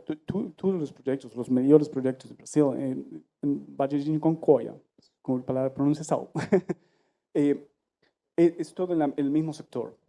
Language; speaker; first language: Spanish; non-native, learner; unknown